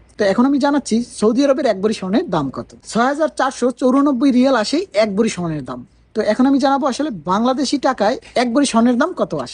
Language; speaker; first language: Bangla; native; Bangla